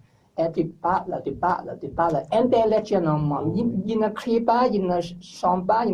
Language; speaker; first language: French; non-native, learner; English